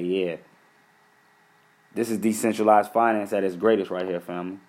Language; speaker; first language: English; native; English